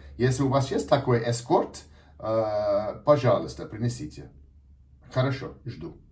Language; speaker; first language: Russian; non-native, learner; English